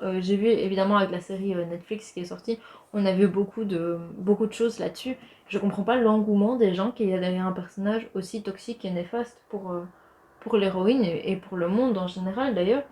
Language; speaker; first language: French; native; French